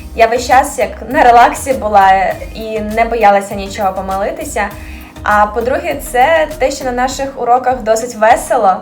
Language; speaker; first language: Ukrainian; native; Ukrainian